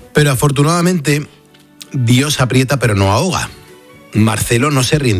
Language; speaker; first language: Spanish; native; Spanish